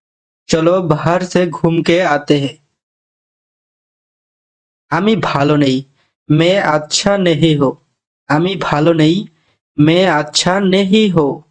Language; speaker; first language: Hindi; non-native, learner; Bangla